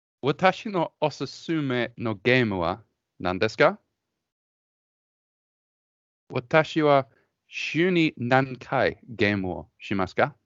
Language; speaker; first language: Japanese; non-native, learner; English